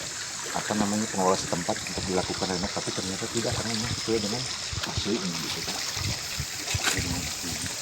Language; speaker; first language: Indonesian; native; Indonesian